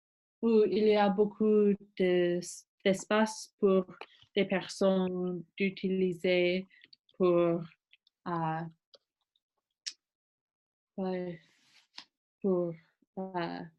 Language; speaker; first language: French; non-native, learner; English